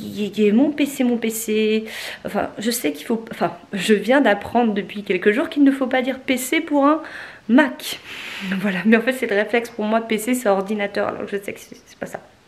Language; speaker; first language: French; native; French